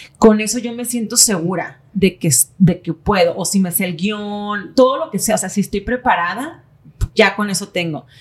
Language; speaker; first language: Spanish; native; Spanish